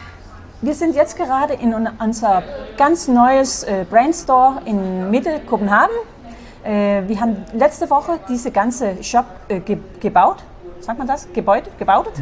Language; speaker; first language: German; non-native, fluent; Danish